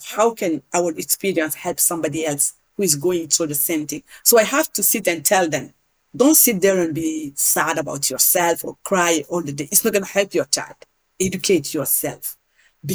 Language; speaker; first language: English; non-native, fluent; Hausa